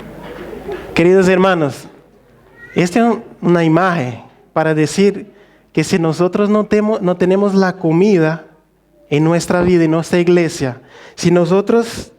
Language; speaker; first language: Spanish; non-native, fluent; Portuguese